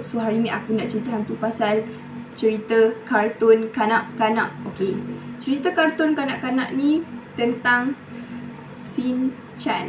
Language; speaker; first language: Malay; native; Malay